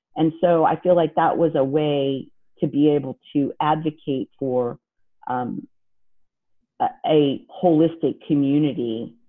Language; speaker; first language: English; native; English